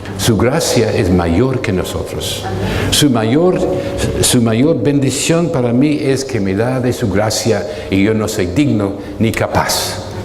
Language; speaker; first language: Spanish; non-native, fluent; English